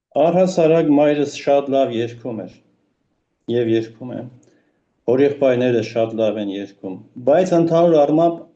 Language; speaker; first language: Armenian; native; Armenian